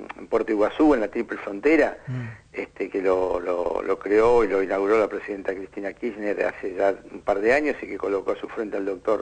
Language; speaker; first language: Spanish; native; Spanish